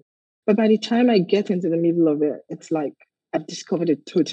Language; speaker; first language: English; non-native, local second language; Yoruba